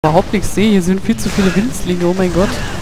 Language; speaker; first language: German; native; German